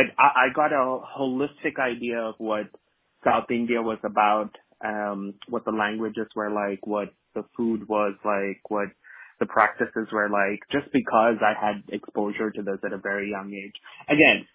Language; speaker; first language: English; non-native, local second language; Malayalam